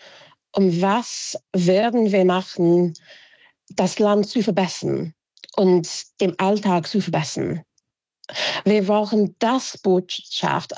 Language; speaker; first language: German; non-native, fluent; English